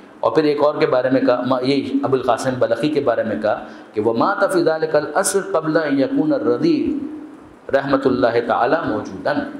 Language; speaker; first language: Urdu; non-native, local second language; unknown